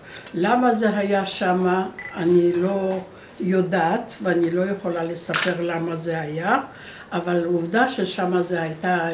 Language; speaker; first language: Hebrew; non-native, fluent; Polish